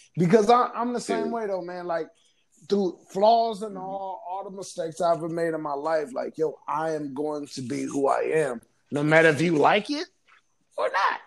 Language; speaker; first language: English; native; English